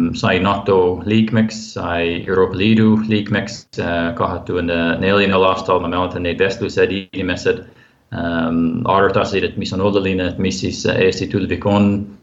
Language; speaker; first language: Estonian; non-native, fluent; English